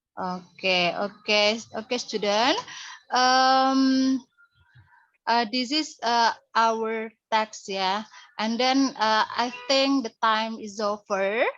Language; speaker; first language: English; non-native, learner; Indonesian